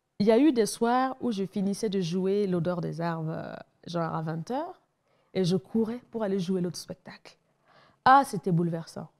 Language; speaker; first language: French; non-native, local second language; Mossi